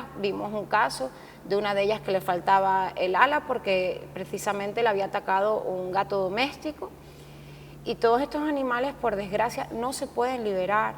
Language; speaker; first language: Spanish; native; Spanish